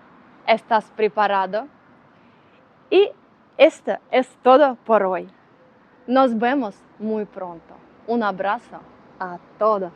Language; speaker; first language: Spanish; non-native, learner; Ukrainian